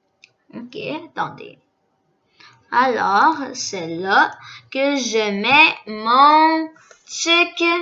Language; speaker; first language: French; early bilingual, other home language; Korean